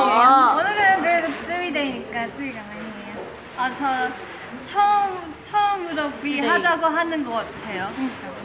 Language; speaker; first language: Korean; non-native, fluent; Chinese